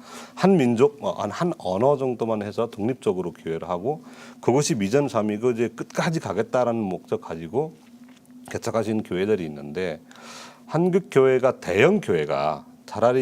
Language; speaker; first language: Korean; non-native, fluent; Nepali